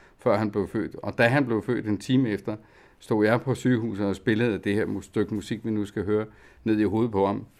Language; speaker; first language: Danish; native; Danish